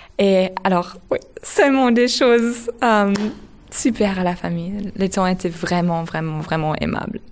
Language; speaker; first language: French; non-native, learner; German